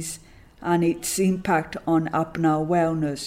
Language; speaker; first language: English; native; English